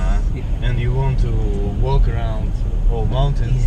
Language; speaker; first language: English; non-native, learner; Russian